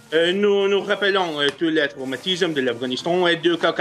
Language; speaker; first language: French; non-native, fluent; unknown